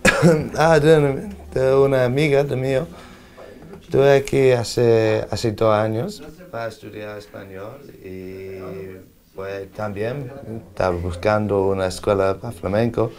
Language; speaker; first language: Spanish; non-native, learner; English